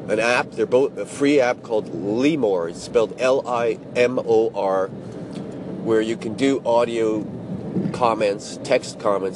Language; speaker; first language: English; native; English